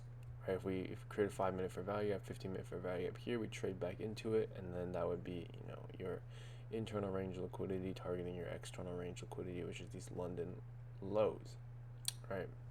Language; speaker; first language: English; native; English